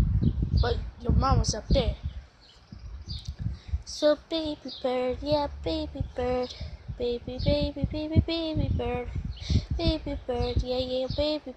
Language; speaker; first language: English; native; English